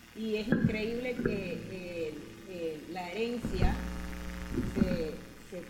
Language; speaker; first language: Spanish; non-native, local second language; English